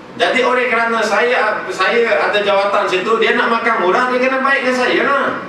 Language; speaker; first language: Malay; non-native, local second language; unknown